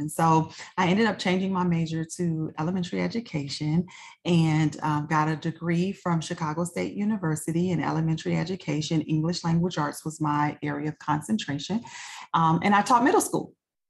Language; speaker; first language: English; native; English